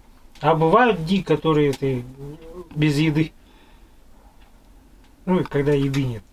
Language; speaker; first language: Russian; native; Russian